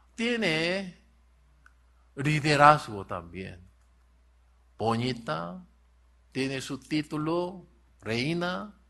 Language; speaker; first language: Spanish; non-native, learner; Korean